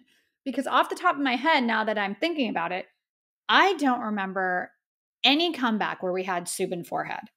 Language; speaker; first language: English; native; English